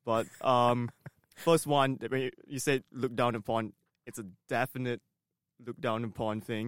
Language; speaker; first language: English; non-native, local second language; Cantonese